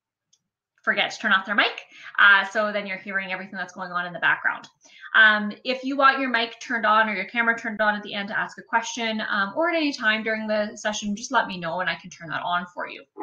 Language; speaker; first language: English; native; English